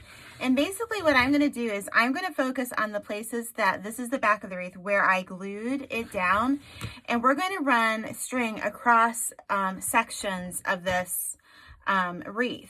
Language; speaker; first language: English; native; English